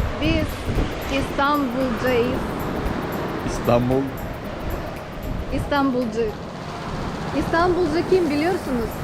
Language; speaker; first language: Turkish; non-native, learner; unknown